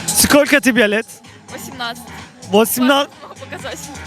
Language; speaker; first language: Russian; non-native, learner; Turkish